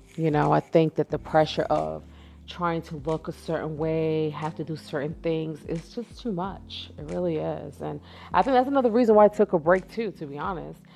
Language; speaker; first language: English; native; English